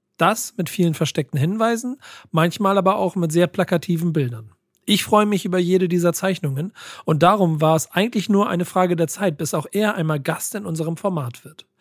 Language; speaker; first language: German; native; German